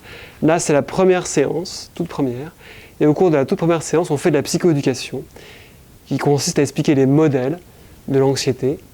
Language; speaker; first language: French; native; French